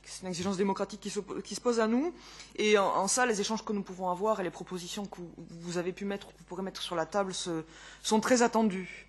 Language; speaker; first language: French; native; French